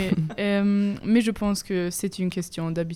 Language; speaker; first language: French; non-native, fluent; German